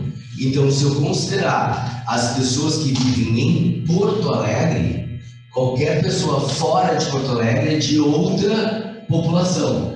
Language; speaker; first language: Portuguese; native; Portuguese